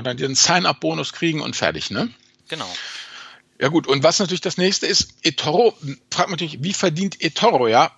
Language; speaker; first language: German; native; German